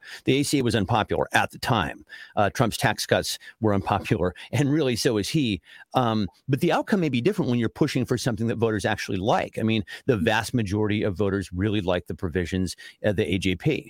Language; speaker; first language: English; native; English